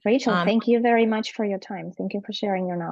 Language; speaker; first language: English; native; English